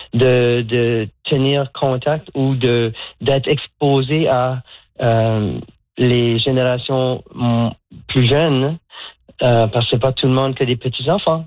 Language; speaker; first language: French; native; French